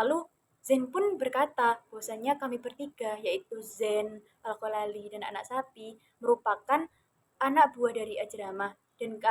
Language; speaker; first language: Indonesian; native; Indonesian